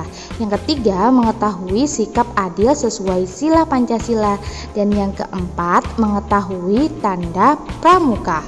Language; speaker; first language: Indonesian; native; Indonesian